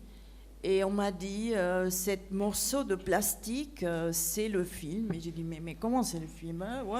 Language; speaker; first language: French; non-native, fluent; Spanish